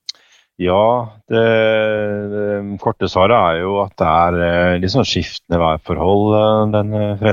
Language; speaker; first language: Norwegian; native; Norwegian